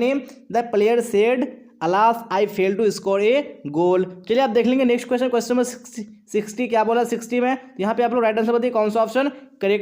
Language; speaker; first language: Hindi; native; Hindi